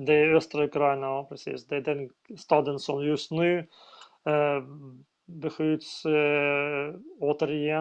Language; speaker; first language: Swedish; non-native, fluent; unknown